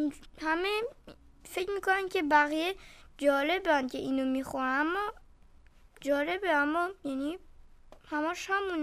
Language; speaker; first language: Persian; early bilingual, heritage; Persian